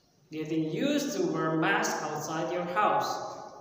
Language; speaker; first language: English; non-native, fluent; Indonesian